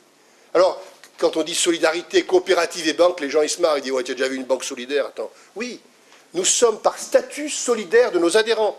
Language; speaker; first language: French; native; French